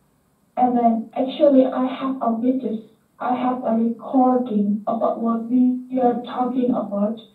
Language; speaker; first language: English; non-native, learner; Indonesian